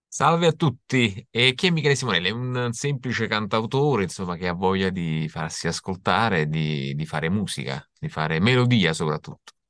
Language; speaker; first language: Italian; native; Italian